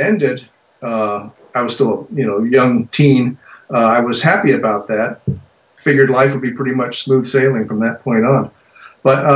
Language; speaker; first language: English; native; English